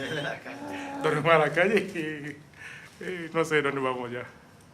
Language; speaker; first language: Spanish; non-native, learner; Wolof